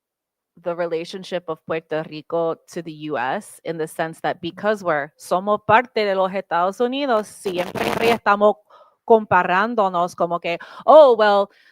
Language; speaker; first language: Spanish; early bilingual, heritage; English